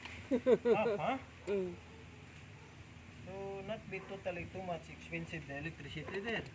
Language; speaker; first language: English; non-native, local second language; Cebuano